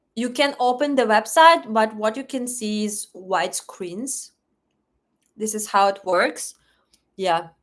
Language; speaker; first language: English; non-native, fluent; Russian